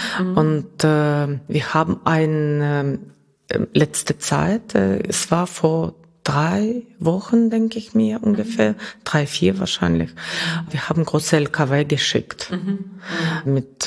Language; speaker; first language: German; non-native, fluent; Russian